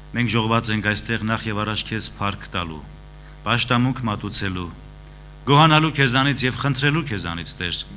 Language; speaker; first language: Armenian; native; Armenian